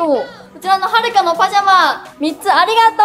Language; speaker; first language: Japanese; native; Japanese